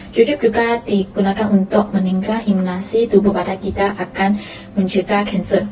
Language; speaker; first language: Malay; non-native, local second language; Chinese